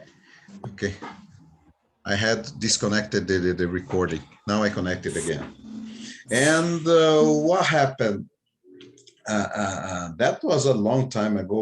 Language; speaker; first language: English; non-native, fluent; Portuguese